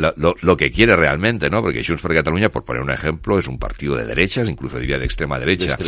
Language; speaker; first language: Spanish; non-native, local second language; Catalan